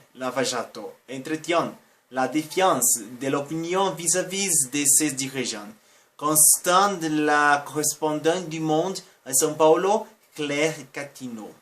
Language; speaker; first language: French; non-native, fluent; Portuguese